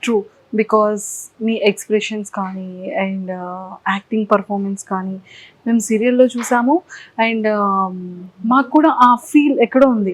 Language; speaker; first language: Telugu; native; Telugu